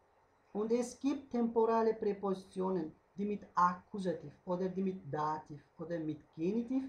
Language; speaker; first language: German; non-native, fluent; Uzbek